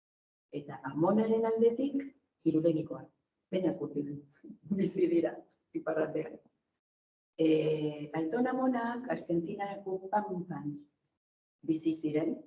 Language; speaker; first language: Basque; non-native, fluent; Spanish